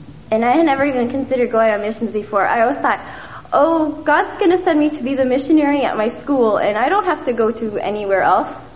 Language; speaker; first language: English; early bilingual, other home language; Min Nan Chinese